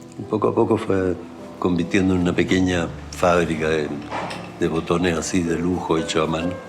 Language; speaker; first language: Spanish; early bilingual, other home language; German